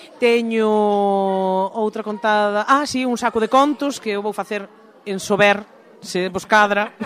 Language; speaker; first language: Galician; native; Galician